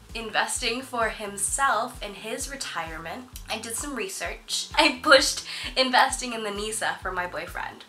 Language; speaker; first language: English; native; English